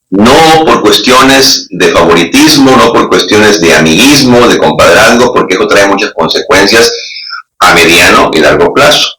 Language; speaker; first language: Spanish; native; Spanish